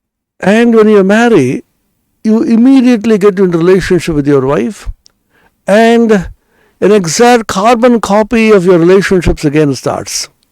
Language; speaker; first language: English; non-native, local second language; Bangla